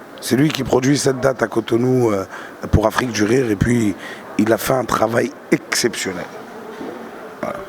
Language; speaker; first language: French; non-native, local second language; Arabic